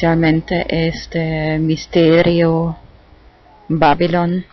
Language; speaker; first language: Spanish; non-native, fluent; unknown